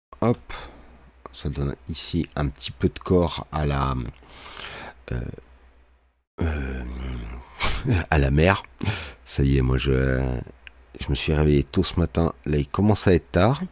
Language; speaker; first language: French; native; French